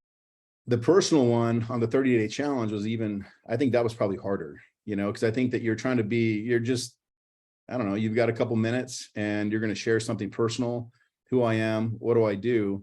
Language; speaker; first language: English; native; English